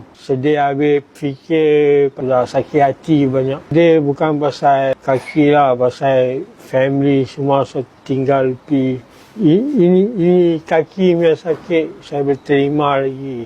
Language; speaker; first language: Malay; non-native, local second language; Tamil